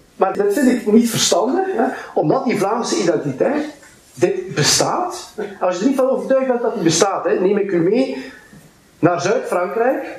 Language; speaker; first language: Dutch; native; Dutch